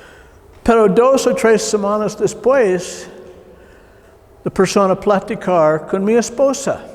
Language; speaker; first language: Spanish; non-native, learner; English